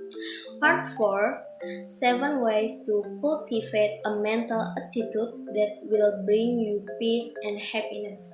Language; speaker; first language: English; non-native, fluent; Indonesian